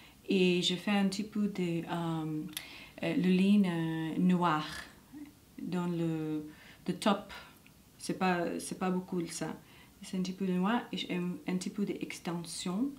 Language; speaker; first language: French; non-native, learner; English